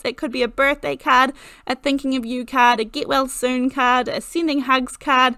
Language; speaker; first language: English; native; English